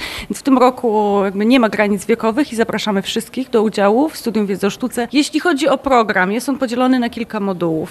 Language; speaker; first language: Polish; native; Polish